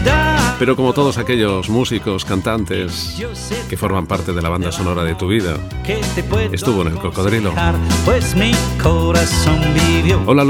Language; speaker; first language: Spanish; native; Spanish